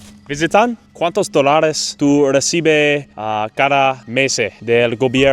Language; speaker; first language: Spanish; non-native, learner; English